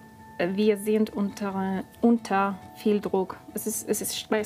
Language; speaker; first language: German; non-native, learner; Spanish